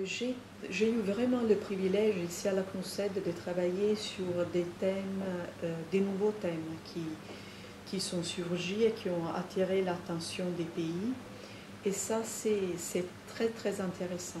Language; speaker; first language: French; non-native, fluent; Italian